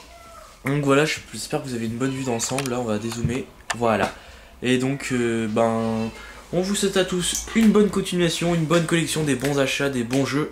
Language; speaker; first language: French; native; French